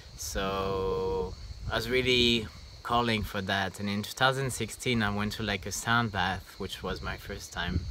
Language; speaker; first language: English; non-native, fluent; French